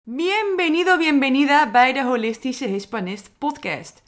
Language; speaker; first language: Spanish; non-native, fluent; Dutch